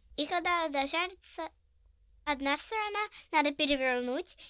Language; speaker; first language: Russian; early bilingual, heritage; Russian